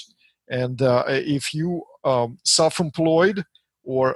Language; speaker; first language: English; non-native, fluent; Russian